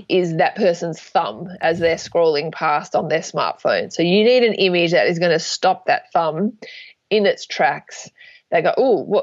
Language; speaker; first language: English; native; English